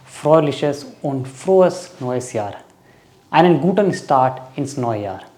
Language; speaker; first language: German; non-native, learner; Hindi